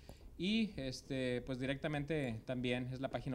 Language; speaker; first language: Spanish; native; Spanish